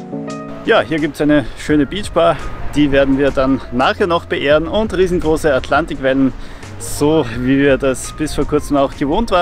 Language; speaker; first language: German; native; German